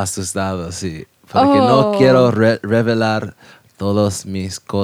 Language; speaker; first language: Spanish; non-native, learner; English